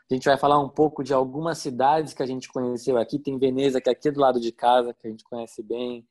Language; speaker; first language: Portuguese; native; Portuguese